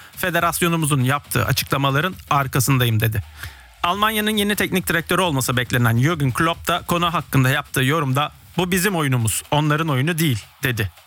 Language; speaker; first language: Turkish; early bilingual, heritage; Turkish